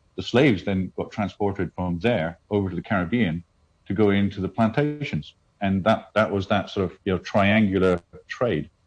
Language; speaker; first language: English; native; English